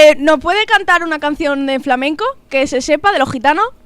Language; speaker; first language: Spanish; native; Spanish